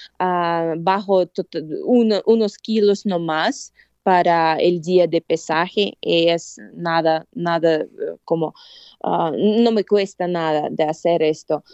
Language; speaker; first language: Spanish; non-native, fluent; Russian